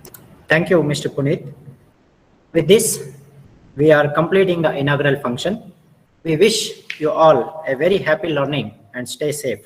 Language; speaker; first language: English; non-native, local second language; Kannada